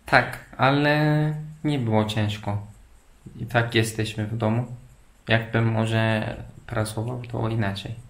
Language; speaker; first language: Polish; non-native, fluent; Turkish